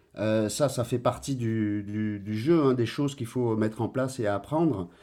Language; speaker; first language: French; native; French